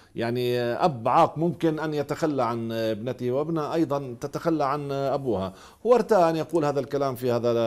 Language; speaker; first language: Arabic; native; Arabic